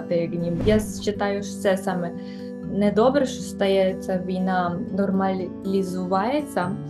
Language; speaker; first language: Ukrainian; early bilingual, heritage; Ukrainian